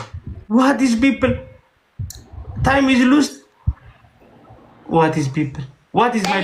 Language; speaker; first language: English; non-native, learner; Oromo